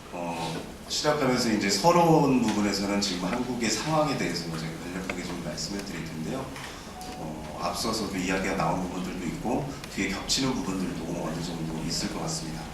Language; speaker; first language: Korean; native; Korean